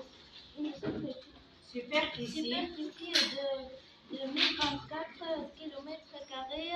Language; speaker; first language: French; non-native, learner; Arabic